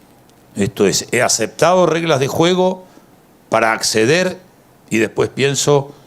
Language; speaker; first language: Spanish; native; Spanish